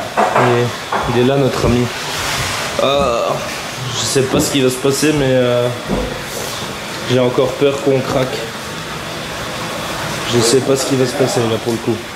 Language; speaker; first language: French; native; French